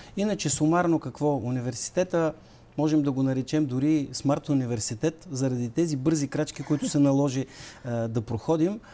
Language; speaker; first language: Bulgarian; native; Bulgarian